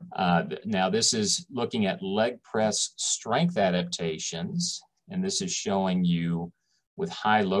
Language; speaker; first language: English; native; English